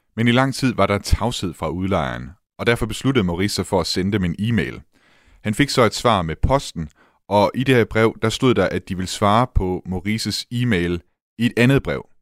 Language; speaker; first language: Danish; native; Danish